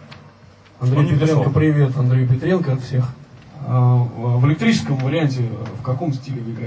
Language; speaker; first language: Russian; native; Russian